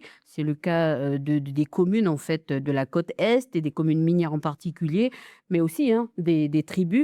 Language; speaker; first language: French; native; French